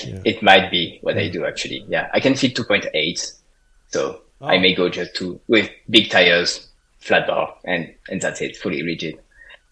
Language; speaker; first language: English; non-native, fluent; French